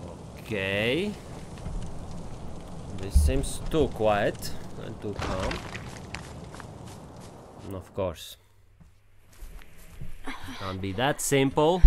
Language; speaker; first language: English; non-native, fluent; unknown